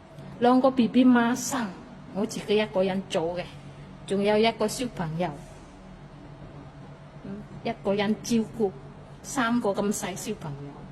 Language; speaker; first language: Cantonese; non-native, fluent; Indonesian